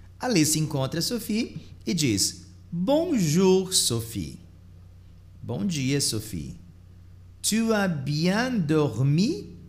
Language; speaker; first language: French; non-native, fluent; Portuguese